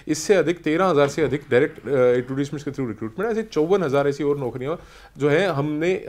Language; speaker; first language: Hindi; native; Hindi